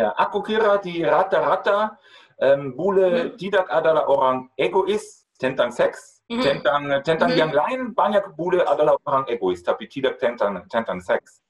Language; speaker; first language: Indonesian; non-native, fluent; German